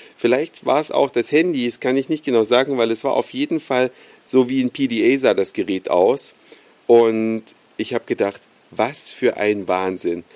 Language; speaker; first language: German; native; German